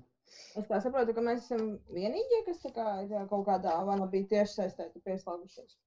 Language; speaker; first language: Latvian; non-native, local second language; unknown